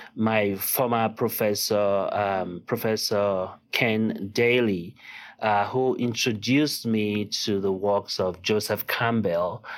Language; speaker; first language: English; non-native, local second language; Yoruba